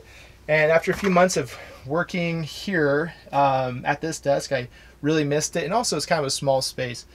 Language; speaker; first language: English; native; English